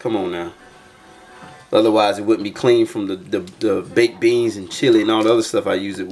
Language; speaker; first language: English; native; English